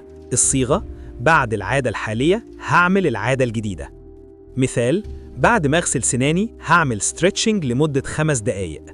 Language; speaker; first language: Arabic; native; Arabic